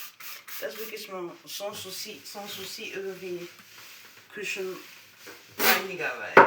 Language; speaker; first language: German; non-native, fluent; French